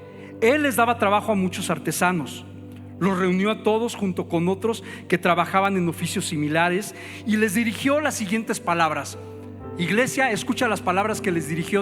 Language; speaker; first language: Spanish; native; Spanish